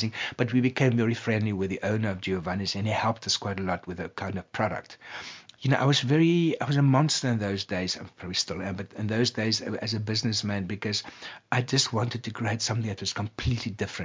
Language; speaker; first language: English; non-native, local second language; Afrikaans